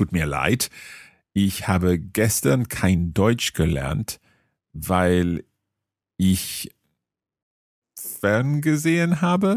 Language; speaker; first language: German; non-native, learner; English